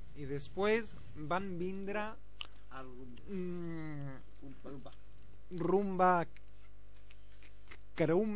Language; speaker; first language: Catalan; non-native, local second language; Spanish